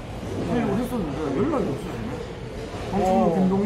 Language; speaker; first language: Korean; native; Korean